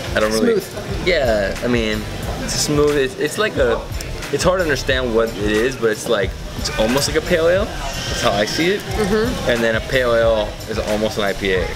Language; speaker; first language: English; native; English